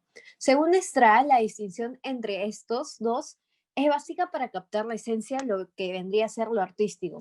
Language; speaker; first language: Spanish; native; Spanish